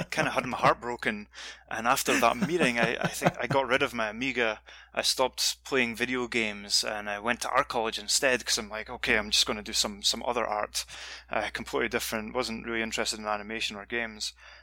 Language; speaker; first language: English; native; English